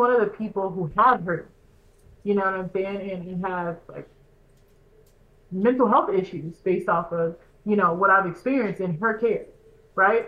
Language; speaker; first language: English; native; English